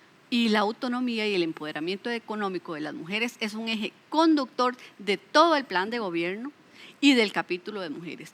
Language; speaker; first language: Spanish; native; Spanish